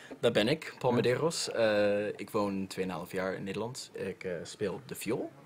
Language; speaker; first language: Dutch; non-native, fluent; English